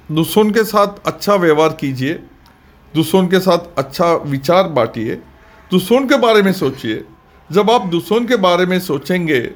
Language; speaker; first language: Hindi; non-native, local second language; Marathi